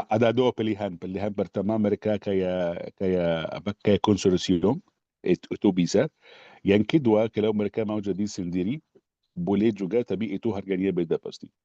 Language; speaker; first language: Indonesian; non-native, fluent; Arabic